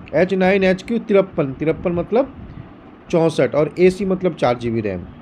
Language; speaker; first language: Hindi; native; Hindi